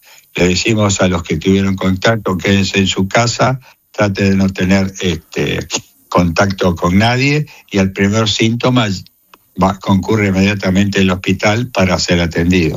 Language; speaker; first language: Spanish; native; Spanish